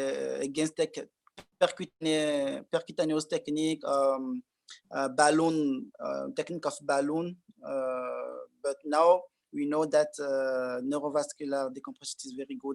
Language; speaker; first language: English; non-native, learner; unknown